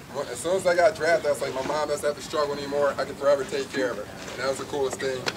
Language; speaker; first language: English; native; English